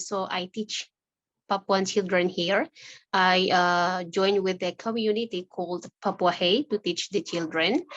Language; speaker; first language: English; non-native, learner; Indonesian